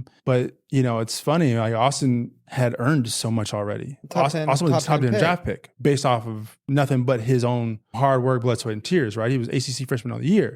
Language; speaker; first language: English; native; English